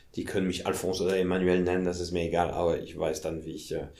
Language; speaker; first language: German; non-native, fluent; French